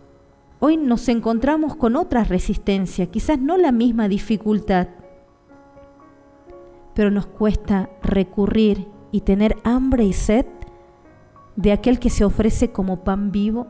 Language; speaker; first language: Spanish; native; Spanish